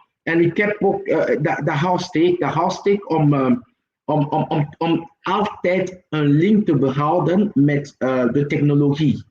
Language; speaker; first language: Dutch; non-native, local second language; French